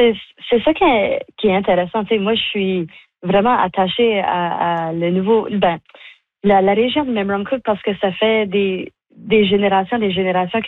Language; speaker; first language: French; native; French